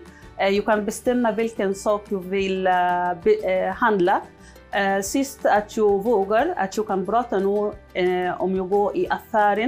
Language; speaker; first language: Swedish; non-native, learner; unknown